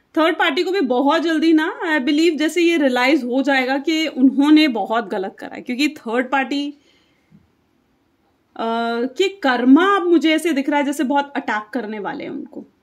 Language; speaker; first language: Hindi; native; Hindi